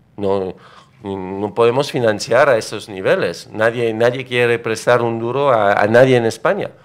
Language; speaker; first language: Spanish; non-native, fluent; French